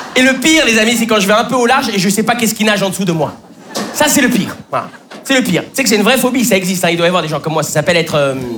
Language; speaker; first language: French; native; French